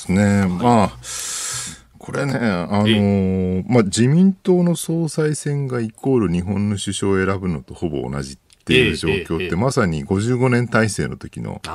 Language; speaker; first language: Japanese; native; Japanese